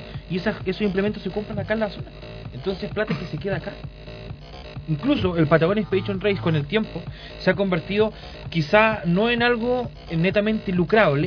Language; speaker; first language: Spanish; native; Spanish